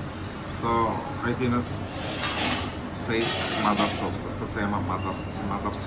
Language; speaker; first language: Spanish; non-native, learner; Malayalam